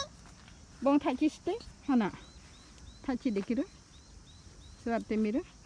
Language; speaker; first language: Japanese; non-native, learner; Khmer